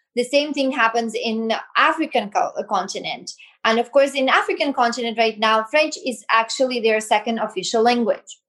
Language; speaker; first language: English; non-native, fluent; Belarusian